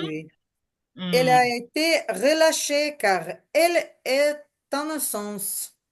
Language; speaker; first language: French; non-native, learner; Ukrainian